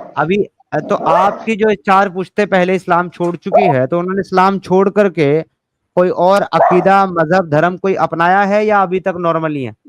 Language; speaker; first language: Hindi; native; Hindi